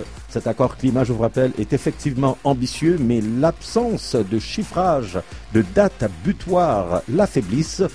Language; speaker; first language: French; native; French